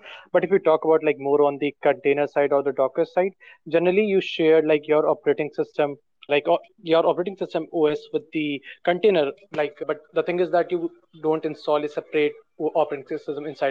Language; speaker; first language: English; non-native, local second language; Hindi